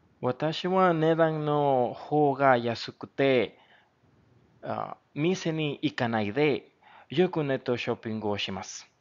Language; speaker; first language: Japanese; non-native, learner; Spanish